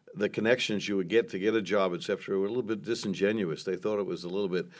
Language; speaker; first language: English; native; English